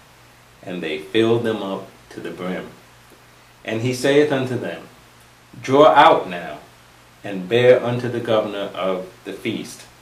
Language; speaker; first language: English; native; English